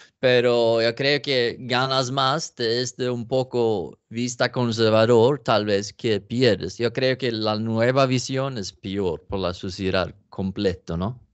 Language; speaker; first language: Spanish; non-native, learner; Swedish